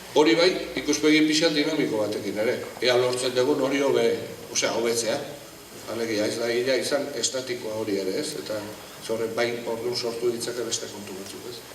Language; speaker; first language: Basque; non-native, local second language; Spanish